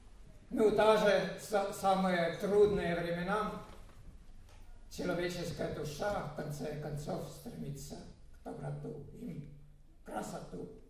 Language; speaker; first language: Russian; non-native, fluent; Estonian